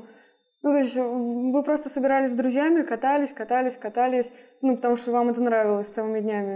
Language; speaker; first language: Russian; native; Russian